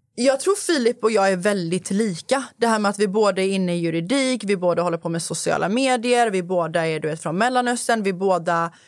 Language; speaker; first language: Swedish; early bilingual, other home language; Persian